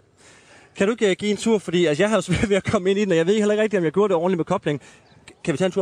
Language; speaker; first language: Danish; native; Danish